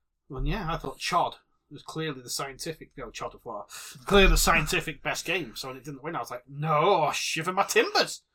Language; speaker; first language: English; native; English